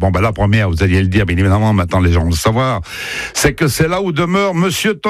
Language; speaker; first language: French; native; French